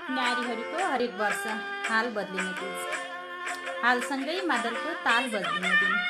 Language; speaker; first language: Nepali; native; Nepali